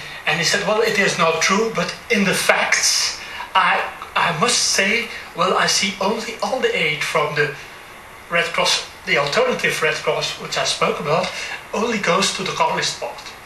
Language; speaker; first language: English; non-native, fluent; Spanish